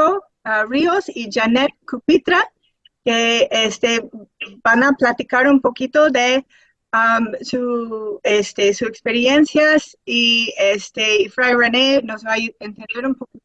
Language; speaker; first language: Spanish; non-native, fluent; English